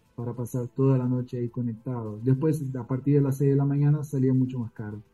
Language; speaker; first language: Spanish; early bilingual, heritage; Spanish